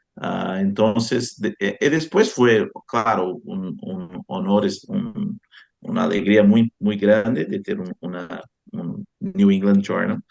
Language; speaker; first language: Spanish; non-native, fluent; Portuguese